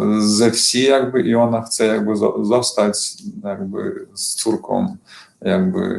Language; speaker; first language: Polish; non-native, learner; Belarusian